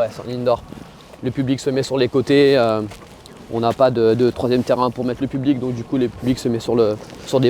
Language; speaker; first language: French; native; French